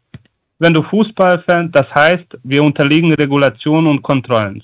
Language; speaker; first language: German; non-native, fluent; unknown